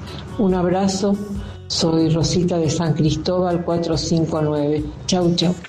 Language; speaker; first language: Spanish; native; Spanish